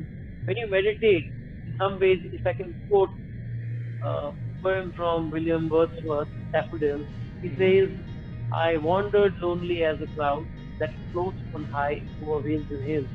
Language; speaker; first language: English; non-native, local second language; Hindi